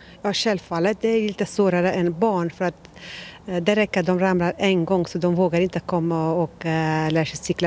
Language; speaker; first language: Swedish; non-native, learner; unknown